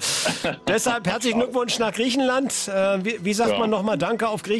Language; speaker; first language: German; native; German